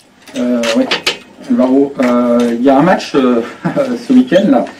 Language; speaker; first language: French; native; French